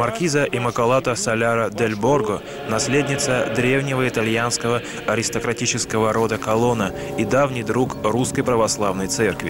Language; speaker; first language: Russian; native; Russian